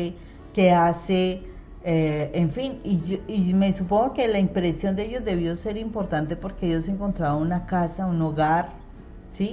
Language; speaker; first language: Spanish; native; Spanish